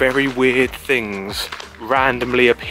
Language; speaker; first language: English; native; English